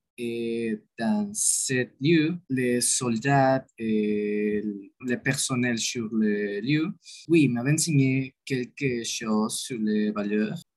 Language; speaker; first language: French; non-native, learner; Spanish